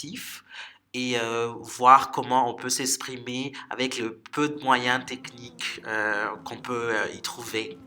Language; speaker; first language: French; non-native, local second language; Swahili